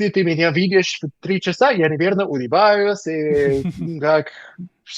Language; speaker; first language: Russian; non-native, learner; English